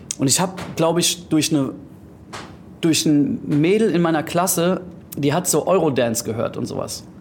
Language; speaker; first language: German; early bilingual, heritage; German